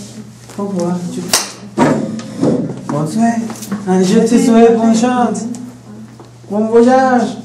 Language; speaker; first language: French; non-native, learner; Spanish